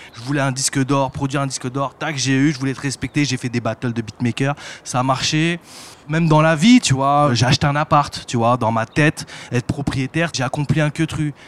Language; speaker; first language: French; native; French